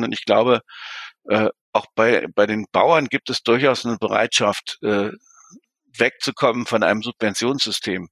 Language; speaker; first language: German; native; German